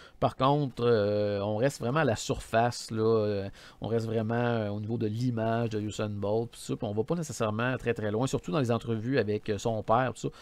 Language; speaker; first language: French; native; French